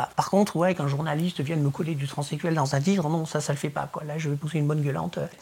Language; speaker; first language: French; early bilingual, other home language; Spanish